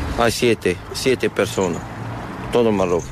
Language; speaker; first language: Spanish; non-native, learner; Arabic